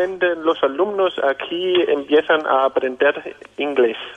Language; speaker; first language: Spanish; non-native, fluent; German